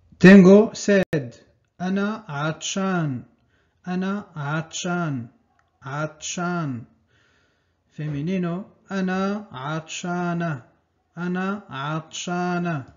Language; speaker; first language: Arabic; non-native, fluent; Spanish